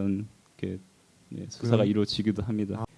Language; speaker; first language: Korean; native; Korean